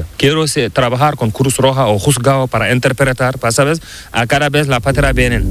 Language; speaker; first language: Spanish; non-native, learner; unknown